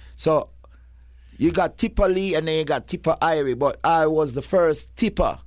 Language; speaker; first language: English; non-native, local second language; Jamaican Creole English